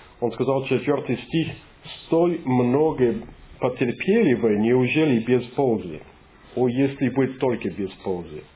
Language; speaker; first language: Russian; non-native, fluent; English